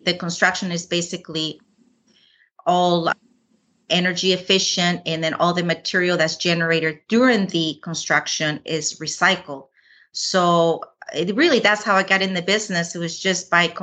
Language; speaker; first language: English; non-native, fluent; Spanish